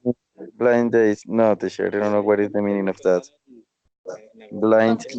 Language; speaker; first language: English; non-native, learner; Spanish